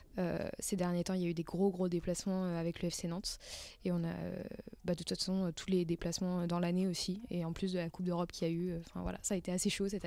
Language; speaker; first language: French; native; French